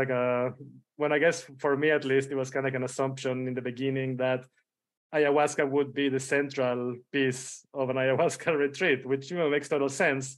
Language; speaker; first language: English; early bilingual, other home language; Spanish